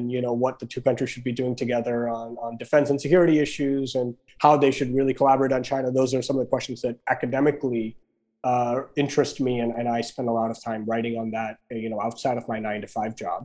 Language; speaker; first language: English; non-native, local second language; Gujarati